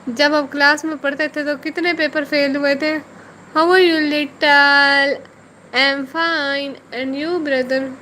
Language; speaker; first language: Urdu; non-native, local second language; Saraiki